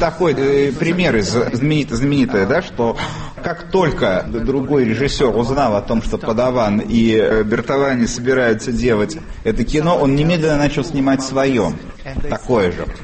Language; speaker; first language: Russian; native; Russian